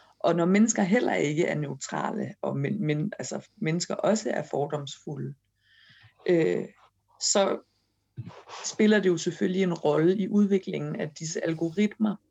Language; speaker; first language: Danish; early bilingual, other home language; Kurdish